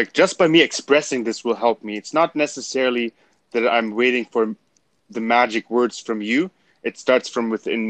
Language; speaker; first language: English; non-native, fluent; German